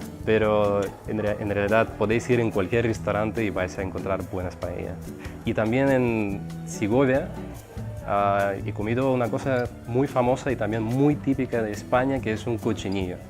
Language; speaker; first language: Spanish; non-native, fluent; Russian